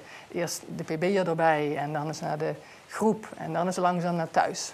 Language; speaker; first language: Dutch; native; Dutch